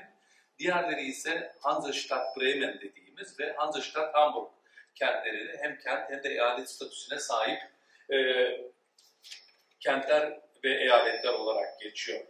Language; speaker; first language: Turkish; early bilingual, heritage; Turkish